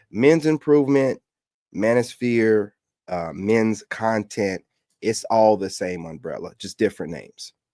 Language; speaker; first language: English; native; English